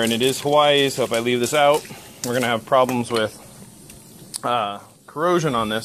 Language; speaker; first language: English; native; English